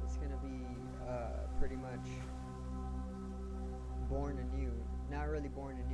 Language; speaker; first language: English; native; English